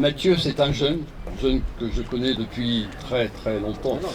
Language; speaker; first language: French; native; French